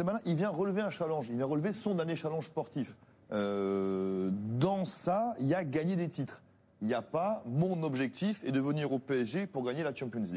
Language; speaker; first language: French; native; French